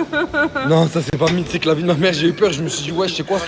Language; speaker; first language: French; native; French